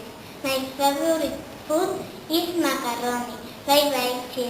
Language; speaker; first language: English; non-native, learner; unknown